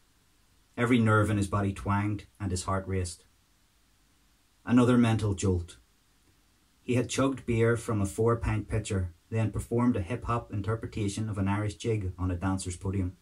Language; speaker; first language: English; native; English